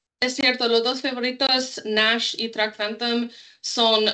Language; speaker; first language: Spanish; non-native, learner; English